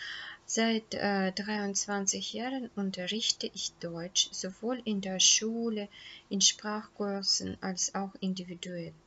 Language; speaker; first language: German; non-native, fluent; Russian